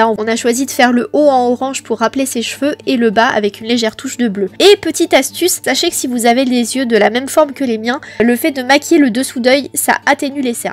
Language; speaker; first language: French; native; French